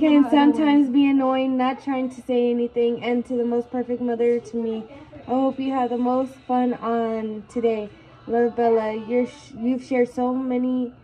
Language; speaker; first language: English; early bilingual, other home language; Spanish